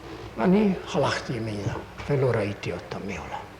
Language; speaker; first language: Hebrew; non-native, fluent; Hungarian